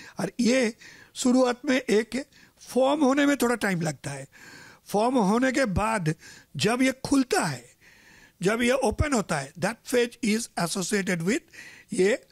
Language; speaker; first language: Hindi; non-native, local second language; Marathi